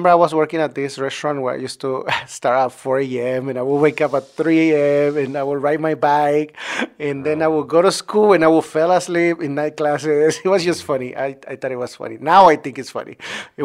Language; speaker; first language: English; non-native, fluent; Spanish